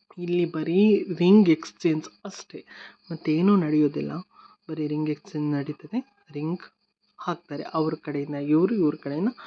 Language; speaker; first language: Kannada; non-native, local second language; Tulu